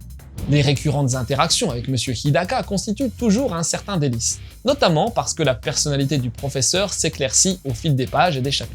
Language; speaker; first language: French; native; French